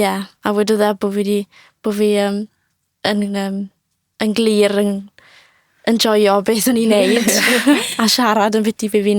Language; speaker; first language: Welsh; native; Welsh